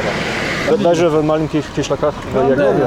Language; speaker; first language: Russian; non-native, learner; English